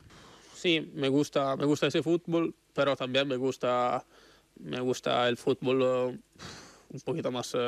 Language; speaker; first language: Spanish; non-native, fluent; Italian